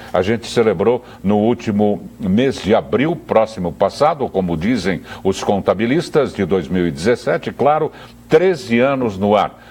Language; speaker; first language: Portuguese; native; Portuguese